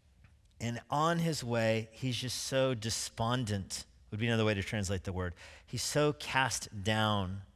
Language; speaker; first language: English; native; English